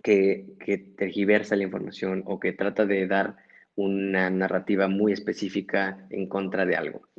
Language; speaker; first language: Spanish; native; Spanish